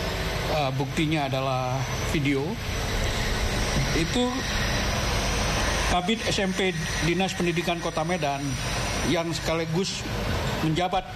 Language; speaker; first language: Indonesian; native; Indonesian